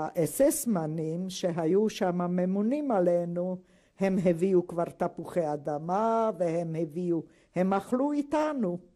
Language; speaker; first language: Hebrew; non-native, fluent; Hungarian